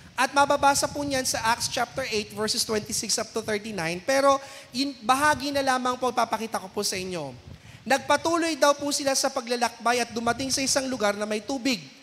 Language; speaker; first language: Filipino; native; Filipino